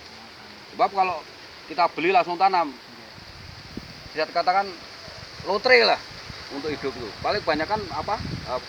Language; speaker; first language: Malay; non-native, local second language; Javanese